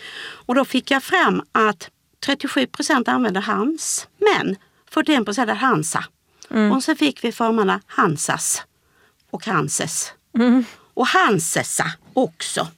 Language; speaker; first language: Swedish; native; Swedish